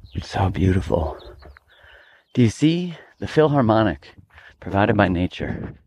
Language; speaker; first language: English; native; English